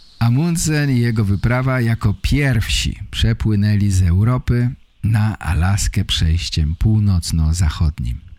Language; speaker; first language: Polish; native; Polish